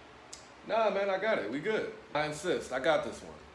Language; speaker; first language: English; native; English